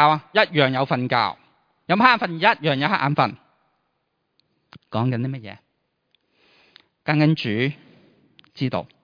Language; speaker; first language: Chinese; native; Chinese